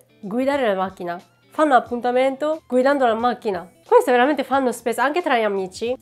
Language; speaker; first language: Italian; non-native, fluent; Japanese